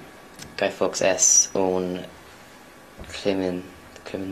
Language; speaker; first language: Spanish; non-native, learner; English